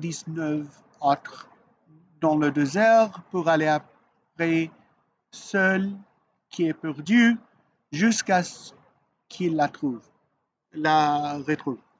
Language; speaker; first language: French; non-native, learner; Arabic